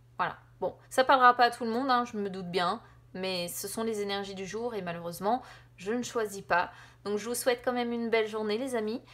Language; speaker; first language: French; native; French